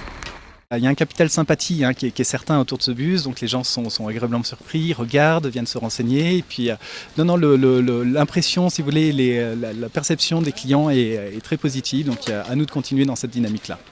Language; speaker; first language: French; native; French